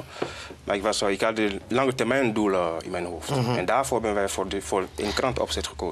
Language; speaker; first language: Dutch; non-native, fluent; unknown